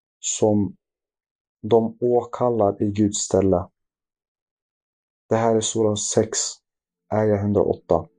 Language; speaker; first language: Swedish; early bilingual, other home language; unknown